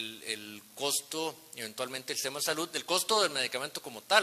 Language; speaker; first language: Spanish; native; Spanish